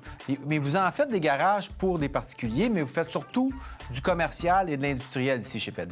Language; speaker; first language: French; native; French